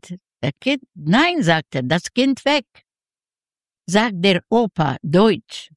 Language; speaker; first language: German; non-native, learner; Yiddish